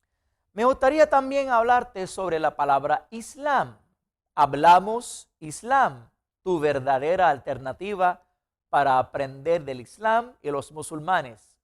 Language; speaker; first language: Spanish; non-native, fluent; Arabic